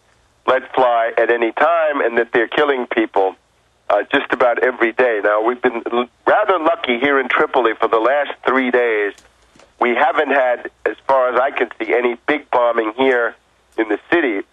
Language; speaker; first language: English; native; English